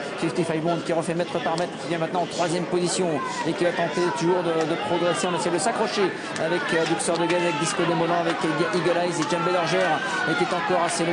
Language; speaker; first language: French; native; French